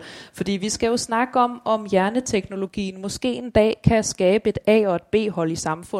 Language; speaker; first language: Danish; native; Danish